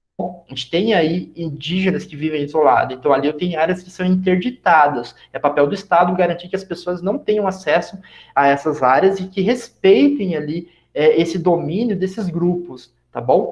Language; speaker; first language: Portuguese; native; Portuguese